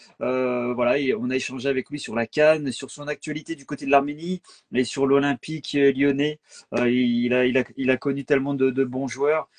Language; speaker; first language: French; native; French